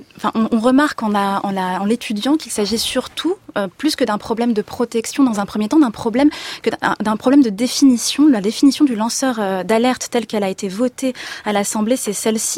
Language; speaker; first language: French; native; French